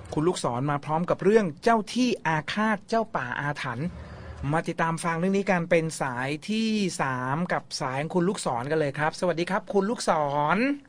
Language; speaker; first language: Thai; native; Thai